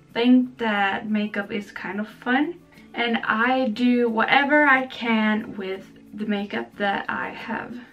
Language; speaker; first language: English; non-native, fluent; Swedish